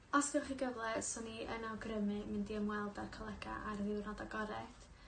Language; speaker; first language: Welsh; native; Welsh